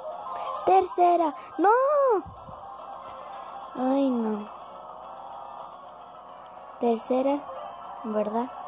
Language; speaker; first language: Spanish; early bilingual, heritage; Spanish